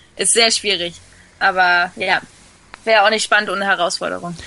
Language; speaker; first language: German; early bilingual, other home language; Spanish